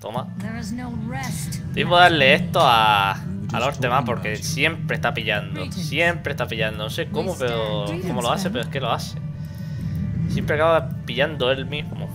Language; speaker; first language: Spanish; native; Spanish